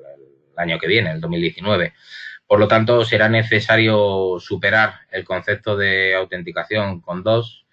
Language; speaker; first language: Spanish; native; Spanish